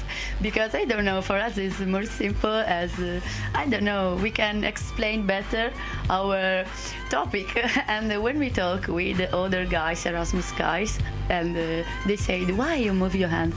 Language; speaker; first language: English; non-native, fluent; Italian